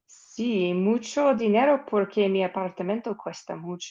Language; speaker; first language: Spanish; non-native, learner; English